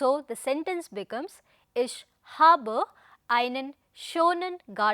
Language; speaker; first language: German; non-native, fluent; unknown